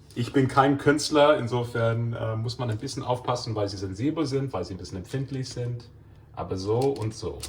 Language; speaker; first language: German; non-native, fluent; English